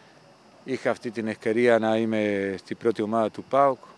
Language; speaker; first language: Greek; non-native, fluent; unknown